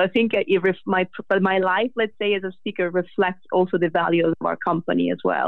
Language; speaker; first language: English; non-native, fluent; Italian